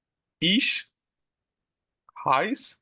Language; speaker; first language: German; non-native, learner; Bangla